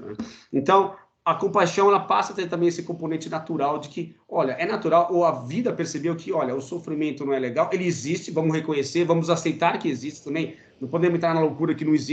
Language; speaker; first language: Portuguese; native; Portuguese